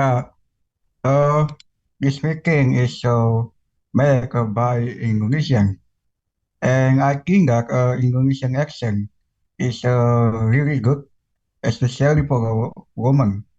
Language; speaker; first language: English; non-native, learner; Indonesian